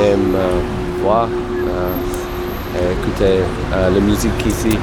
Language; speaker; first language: French; non-native, learner; English